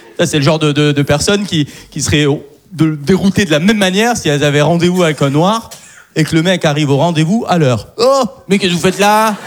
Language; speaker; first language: French; early bilingual, other home language; Arabic